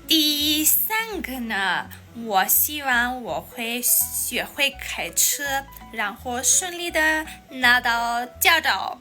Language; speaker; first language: Chinese; non-native, fluent; Armenian